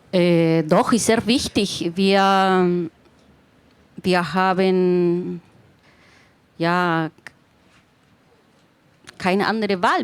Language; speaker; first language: German; non-native, fluent; Spanish